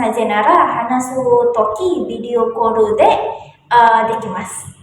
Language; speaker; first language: Japanese; non-native, learner; Indonesian